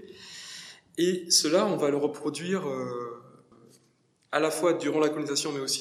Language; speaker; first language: French; native; French